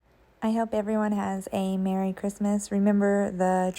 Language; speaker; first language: English; native; English